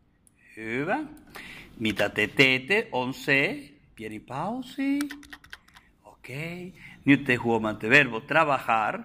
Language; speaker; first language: Finnish; non-native, fluent; Spanish